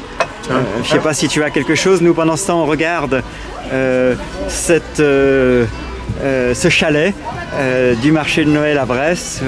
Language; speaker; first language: French; native; French